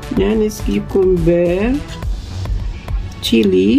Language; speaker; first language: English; non-native, local second language; Filipino